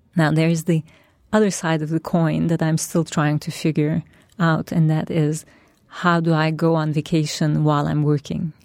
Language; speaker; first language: English; non-native, fluent; Turkish